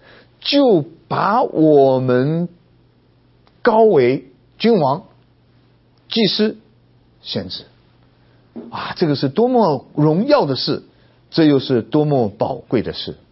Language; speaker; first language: Chinese; native; Chinese